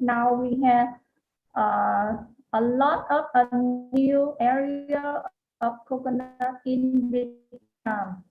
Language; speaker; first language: English; non-native, learner; Vietnamese